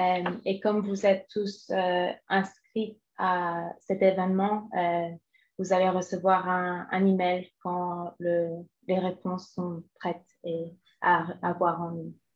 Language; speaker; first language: French; non-native, fluent; English